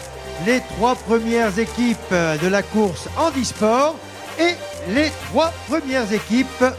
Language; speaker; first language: French; native; French